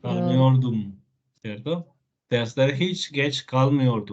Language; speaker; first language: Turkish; non-native, learner; Spanish